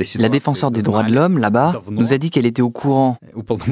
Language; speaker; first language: French; non-native, fluent; Russian